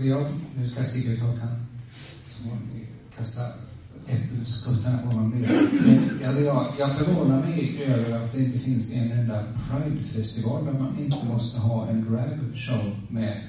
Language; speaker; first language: Swedish; native; Swedish